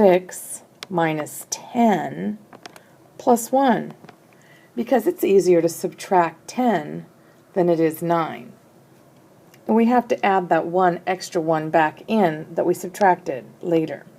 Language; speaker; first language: English; native; English